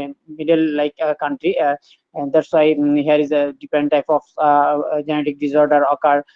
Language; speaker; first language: English; non-native, learner; Bangla